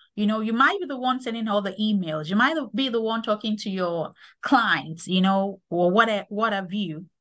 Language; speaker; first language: English; non-native, local second language; Yoruba